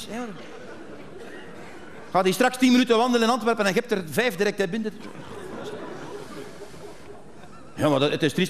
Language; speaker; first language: Dutch; native; Dutch